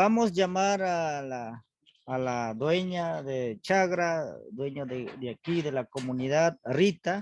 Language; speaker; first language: Spanish; non-native, local second language; Quechua